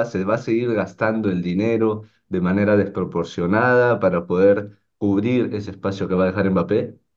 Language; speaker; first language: Spanish; native; Spanish